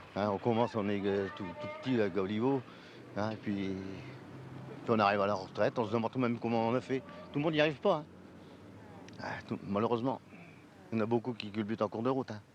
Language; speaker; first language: French; native; French